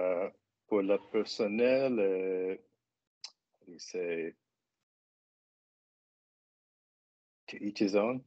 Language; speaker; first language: French; non-native, learner; English